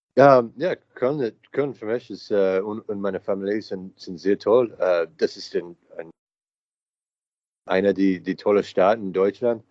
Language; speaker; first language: German; non-native, learner; English